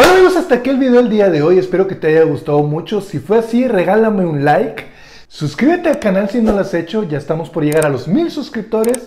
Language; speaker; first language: Spanish; native; Spanish